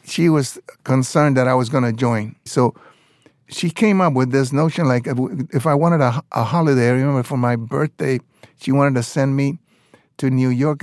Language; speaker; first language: English; non-native, fluent; Spanish